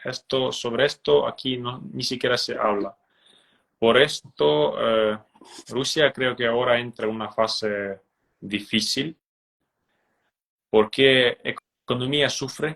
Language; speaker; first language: Spanish; non-native, fluent; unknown